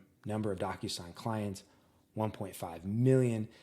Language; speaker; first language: English; native; English